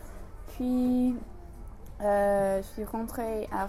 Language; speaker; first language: French; non-native, learner; English